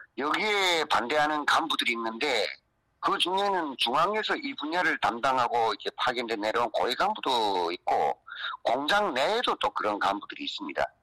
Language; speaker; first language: Korean; native; Korean